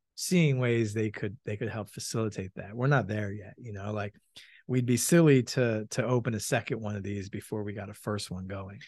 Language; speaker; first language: English; native; English